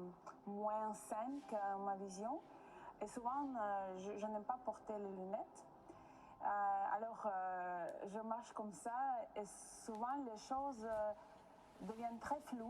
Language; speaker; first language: French; non-native, learner; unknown